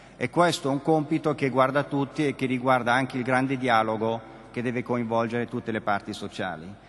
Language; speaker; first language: Italian; non-native, fluent; German